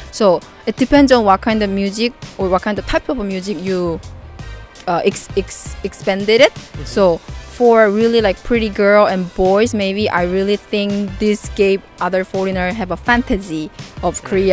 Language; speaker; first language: English; non-native, learner; Korean